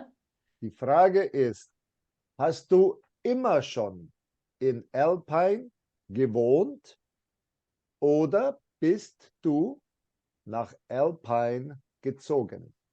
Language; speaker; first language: German; non-native, fluent; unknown